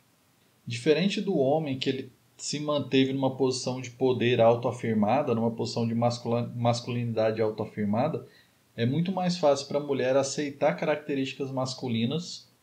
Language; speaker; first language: Portuguese; native; Portuguese